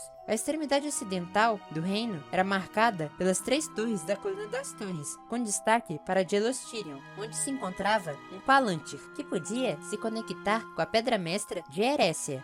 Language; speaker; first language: Portuguese; native; Portuguese